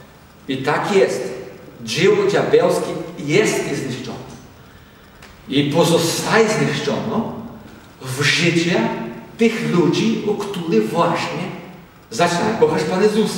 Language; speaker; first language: Polish; non-native, learner; Portuguese